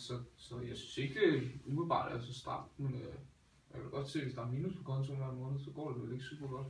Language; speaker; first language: Danish; native; Danish